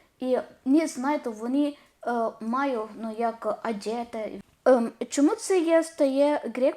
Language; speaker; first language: Ukrainian; non-native, learner; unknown